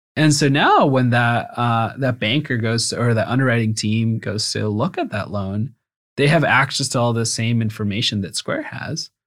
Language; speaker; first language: English; early bilingual, other home language; Spanish